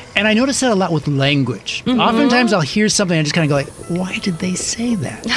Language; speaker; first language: English; native; English